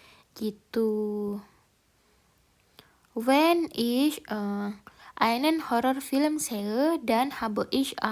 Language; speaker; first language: German; non-native, learner; Indonesian